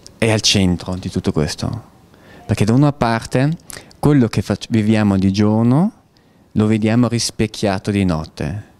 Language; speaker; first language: Italian; non-native, fluent; German